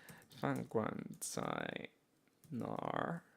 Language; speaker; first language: Chinese; non-native, learner; English